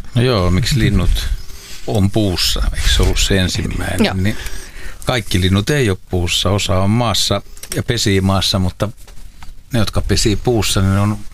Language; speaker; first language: Finnish; native; Finnish